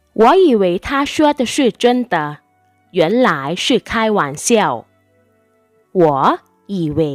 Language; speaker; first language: Chinese; non-native, fluent; Thai